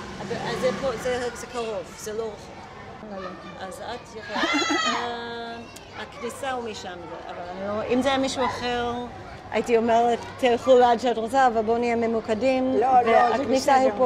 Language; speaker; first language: Hebrew; native; Hebrew